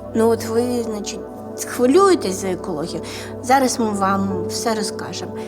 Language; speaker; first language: Ukrainian; non-native, local second language; Russian